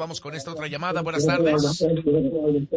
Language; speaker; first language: Spanish; native; Spanish